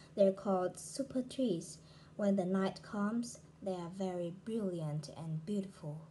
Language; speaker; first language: English; non-native, fluent; Vietnamese